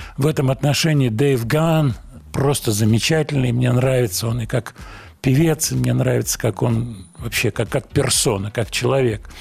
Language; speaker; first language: Russian; native; Russian